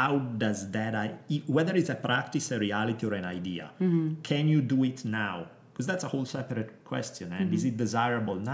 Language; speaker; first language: English; non-native, fluent; Italian